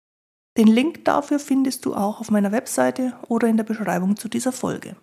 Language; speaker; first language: German; native; German